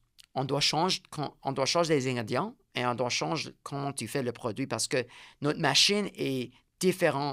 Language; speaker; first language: French; non-native, learner; English